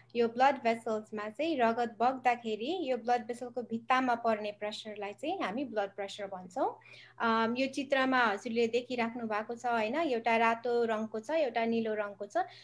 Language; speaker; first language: Nepali; native; Nepali